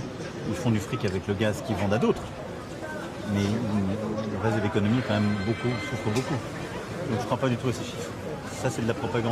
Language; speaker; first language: French; native; French